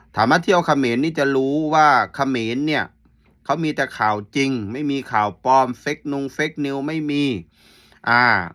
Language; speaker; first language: Thai; native; Thai